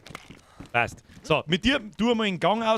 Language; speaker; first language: German; native; German